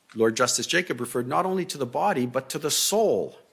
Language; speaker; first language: English; native; English